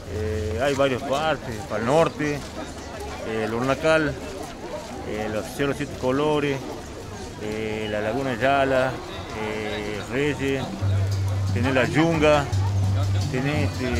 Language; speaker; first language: Spanish; native; Spanish